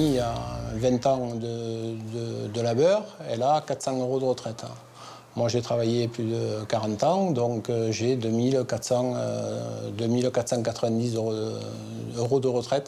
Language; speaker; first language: French; native; French